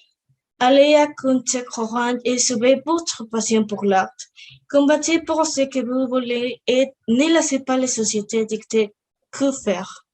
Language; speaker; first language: French; non-native, learner; Spanish